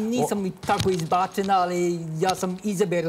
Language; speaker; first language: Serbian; non-native, learner; Norwegian